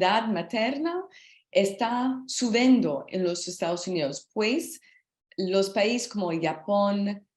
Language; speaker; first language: Spanish; non-native, learner; English